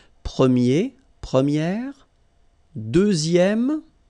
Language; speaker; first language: French; native; French